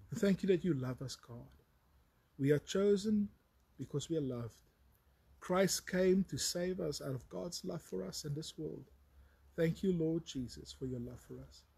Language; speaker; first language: English; non-native, local second language; Afrikaans